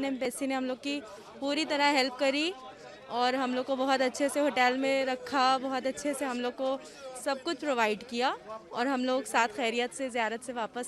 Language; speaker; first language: Hindi; native; Hindi